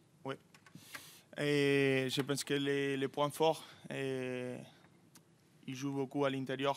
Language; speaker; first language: French; non-native, fluent; Spanish